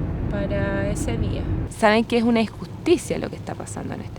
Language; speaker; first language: Spanish; native; Spanish